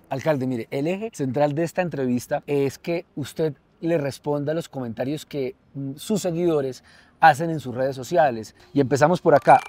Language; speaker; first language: Spanish; native; Spanish